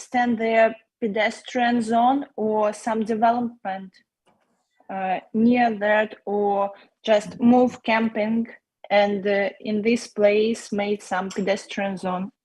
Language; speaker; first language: English; non-native, learner; Russian